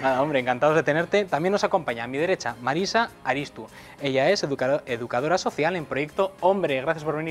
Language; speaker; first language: Spanish; native; Spanish